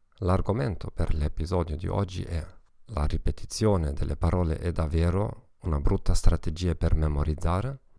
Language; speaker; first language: Italian; non-native, learner; German